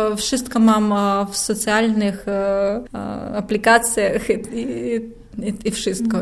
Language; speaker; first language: Polish; non-native, learner; Russian